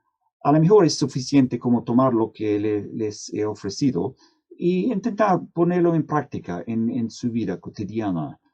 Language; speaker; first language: Spanish; non-native, fluent; English